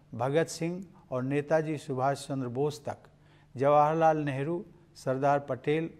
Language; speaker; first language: Hindi; native; Hindi